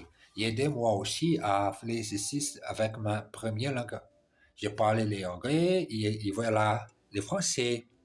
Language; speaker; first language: French; non-native, learner; Portuguese